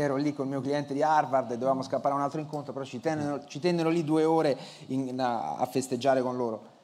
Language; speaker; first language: Italian; native; Italian